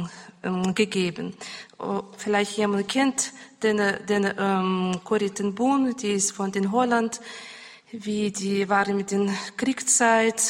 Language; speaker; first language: German; non-native, learner; Russian